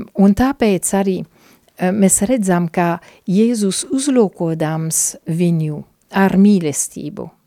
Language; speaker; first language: Latvian; non-native, fluent; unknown